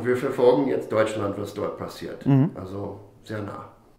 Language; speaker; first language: German; non-native, fluent; English